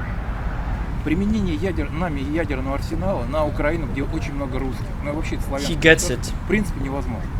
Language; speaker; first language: Russian; native; Russian